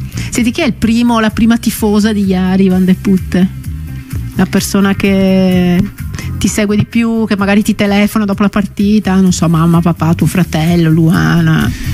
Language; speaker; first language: Italian; native; Italian